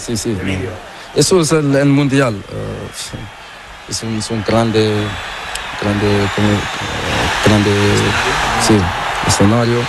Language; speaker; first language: Spanish; non-native, learner; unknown